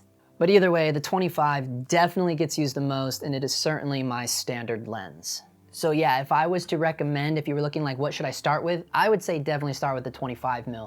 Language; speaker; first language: English; native; English